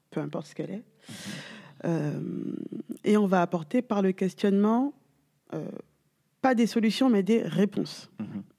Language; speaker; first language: French; native; French